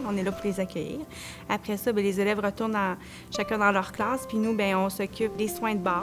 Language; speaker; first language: French; native; French